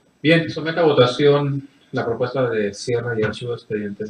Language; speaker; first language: Spanish; native; Spanish